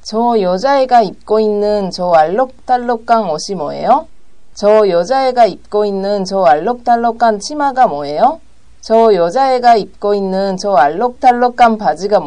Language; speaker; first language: Korean; non-native, learner; Japanese